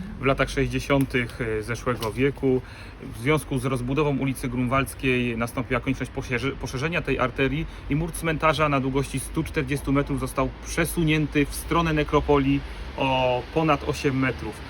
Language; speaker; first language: Polish; native; Polish